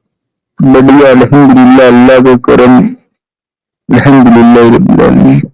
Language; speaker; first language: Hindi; native; Hindi